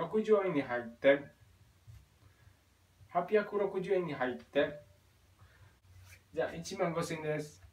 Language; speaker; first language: Japanese; non-native, fluent; Indonesian